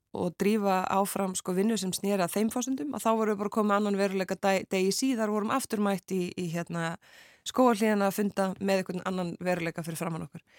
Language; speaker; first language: Icelandic; native; Icelandic